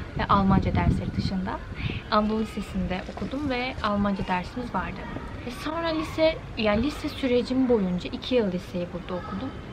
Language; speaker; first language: Turkish; early bilingual, heritage; Turkish